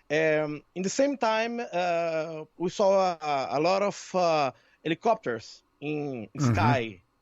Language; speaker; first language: English; non-native, learner; Portuguese